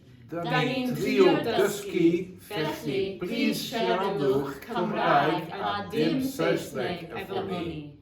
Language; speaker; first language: Welsh; non-native, learner; English